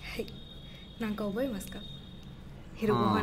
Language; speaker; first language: Japanese; non-native, learner; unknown